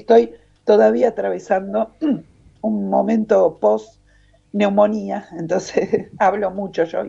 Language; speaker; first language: Spanish; native; Spanish